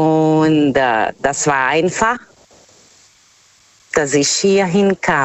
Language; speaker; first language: German; non-native, learner; Portuguese